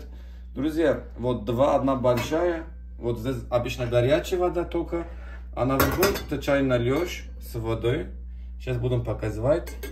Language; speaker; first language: Russian; non-native, learner; Turkish